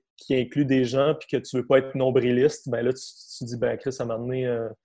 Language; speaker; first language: French; native; French